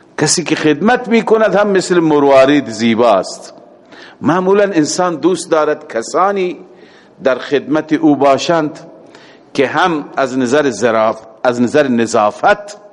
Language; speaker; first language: Persian; native; Persian